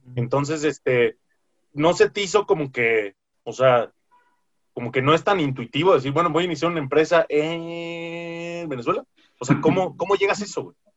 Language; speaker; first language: Spanish; native; Spanish